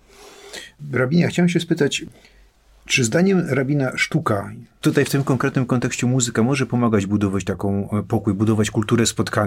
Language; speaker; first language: Polish; native; Polish